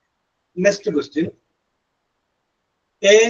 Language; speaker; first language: English; non-native, fluent; Malayalam